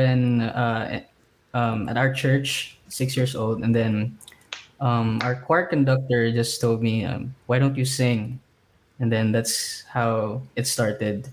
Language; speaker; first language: English; non-native, local second language; Cebuano